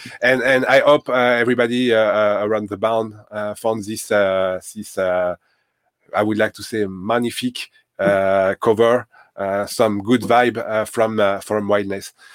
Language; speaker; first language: English; non-native, learner; French